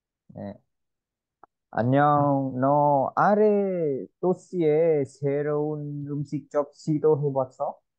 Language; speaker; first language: Korean; non-native, learner; Vietnamese